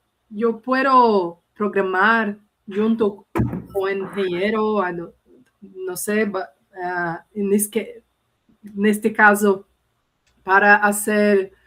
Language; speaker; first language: Spanish; non-native, learner; Portuguese